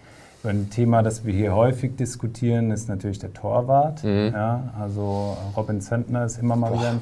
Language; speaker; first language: German; native; German